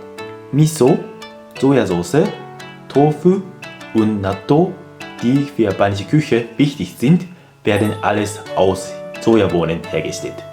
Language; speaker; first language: German; non-native, fluent; Japanese